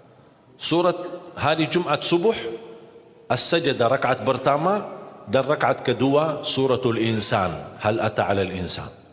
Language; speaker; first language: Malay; non-native, fluent; Arabic